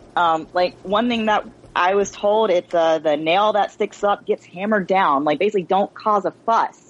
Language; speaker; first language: English; native; English